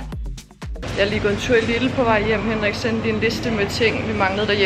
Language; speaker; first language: Danish; native; Danish